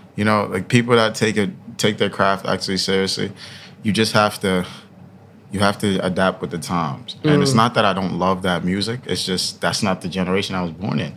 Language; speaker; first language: English; early bilingual, other home language; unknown